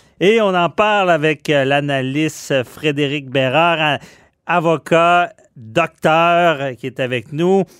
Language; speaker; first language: French; native; French